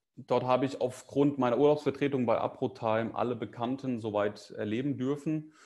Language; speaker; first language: German; native; German